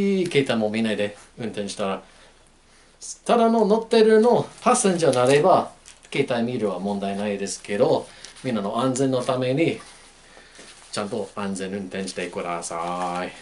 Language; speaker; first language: Japanese; non-native, learner; English